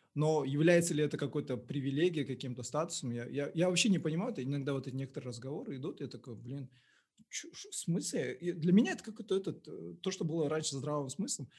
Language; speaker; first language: Russian; non-native, local second language; Kazakh